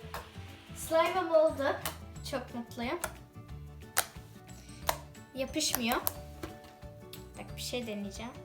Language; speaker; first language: Turkish; early bilingual, heritage; Turkish